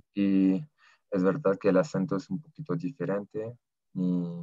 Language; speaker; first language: Spanish; non-native, fluent; French